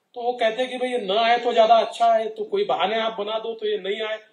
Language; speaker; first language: Hindi; non-native, local second language; Marathi